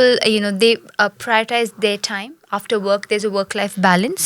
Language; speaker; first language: English; non-native, local second language; Tamil